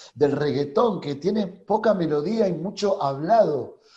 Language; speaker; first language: Spanish; native; Spanish